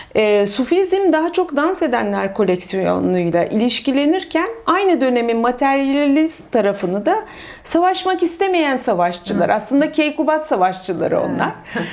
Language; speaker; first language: Turkish; native; Turkish